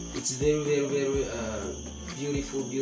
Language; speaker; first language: English; non-native, fluent; French